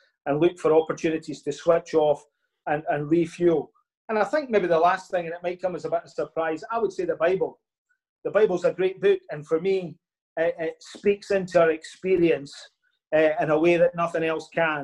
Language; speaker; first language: English; native; English